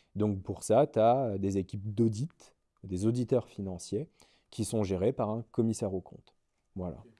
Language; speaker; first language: French; native; French